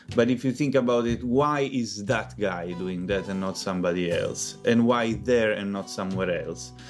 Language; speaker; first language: English; non-native, fluent; Italian